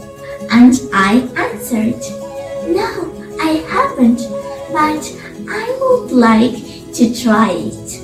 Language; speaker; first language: English; non-native, learner; Spanish